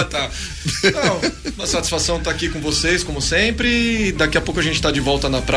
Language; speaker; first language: Portuguese; native; Portuguese